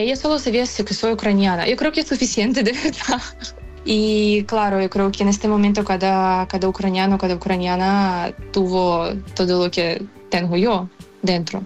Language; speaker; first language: Spanish; non-native, fluent; Ukrainian